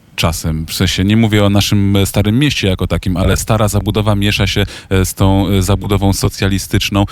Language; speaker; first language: Polish; native; Polish